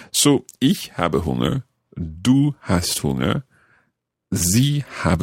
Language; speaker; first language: German; non-native, learner; English